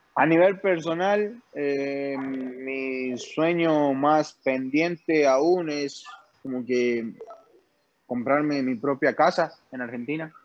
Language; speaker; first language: Spanish; native; Spanish